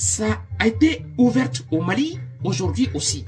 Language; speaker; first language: French; non-native, local second language; Bambara